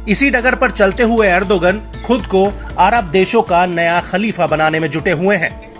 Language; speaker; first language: Hindi; native; Hindi